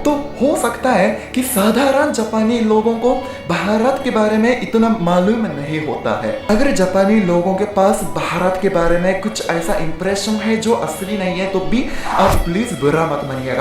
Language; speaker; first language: Hindi; non-native, fluent; Japanese